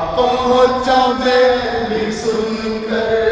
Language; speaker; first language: Urdu; native; Urdu